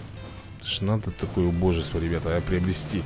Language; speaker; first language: Russian; native; Russian